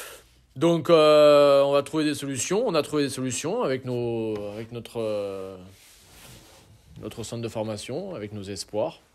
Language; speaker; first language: French; native; French